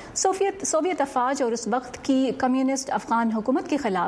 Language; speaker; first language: Urdu; native; Urdu